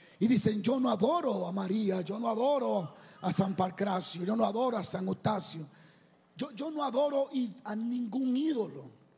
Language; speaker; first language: Spanish; native; Spanish